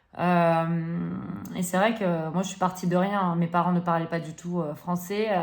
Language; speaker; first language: French; early bilingual, other home language; Turkish